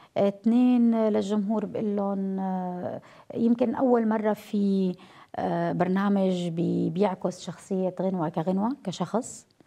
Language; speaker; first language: Arabic; native; Arabic